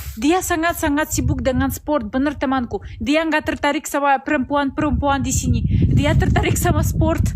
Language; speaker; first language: Indonesian; non-native, learner; Russian